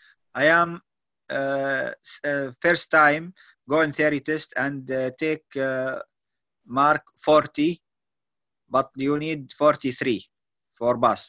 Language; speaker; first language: English; non-native, learner; Arabic